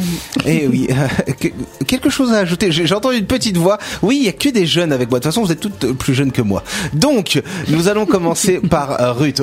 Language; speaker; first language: French; native; French